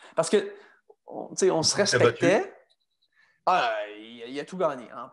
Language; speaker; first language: French; native; French